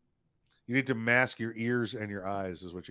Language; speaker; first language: English; native; English